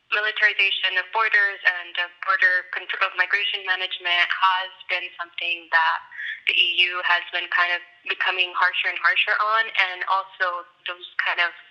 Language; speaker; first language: English; native; English